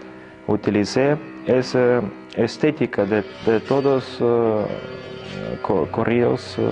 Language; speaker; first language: Spanish; non-native, learner; Russian